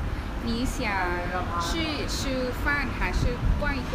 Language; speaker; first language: Chinese; non-native, learner; Thai